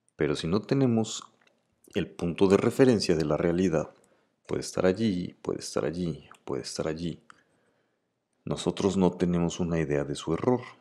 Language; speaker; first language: Spanish; native; Spanish